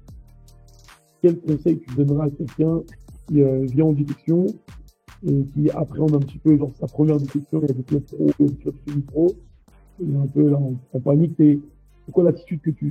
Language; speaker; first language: French; native; French